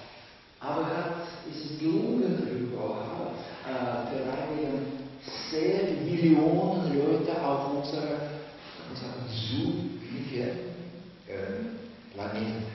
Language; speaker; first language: German; non-native, learner; Russian